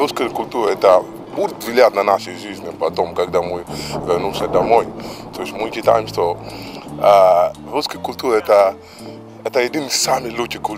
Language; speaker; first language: Russian; non-native, learner; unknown